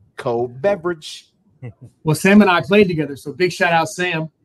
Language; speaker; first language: English; native; English